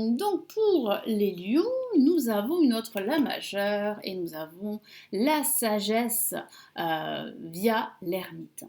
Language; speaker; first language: French; native; French